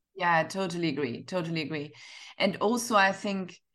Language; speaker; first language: English; non-native, fluent; German